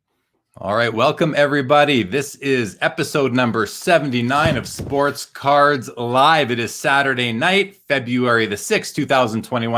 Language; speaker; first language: English; native; English